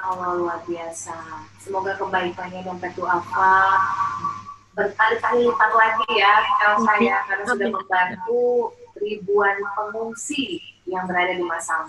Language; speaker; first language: Indonesian; native; Indonesian